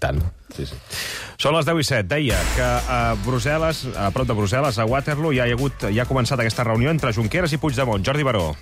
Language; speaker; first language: Catalan; native; Catalan